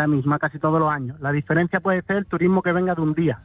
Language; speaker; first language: Spanish; native; Spanish